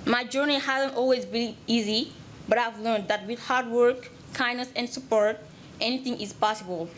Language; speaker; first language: English; non-native, learner; Wolof